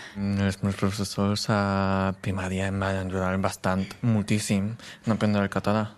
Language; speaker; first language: Catalan; early bilingual, other home language; Chinese